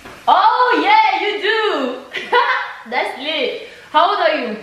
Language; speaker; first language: English; non-native, learner; French